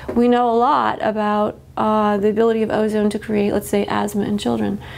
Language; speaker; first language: English; native; English